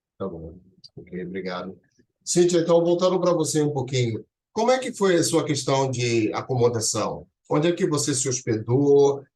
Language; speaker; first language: Portuguese; native; Portuguese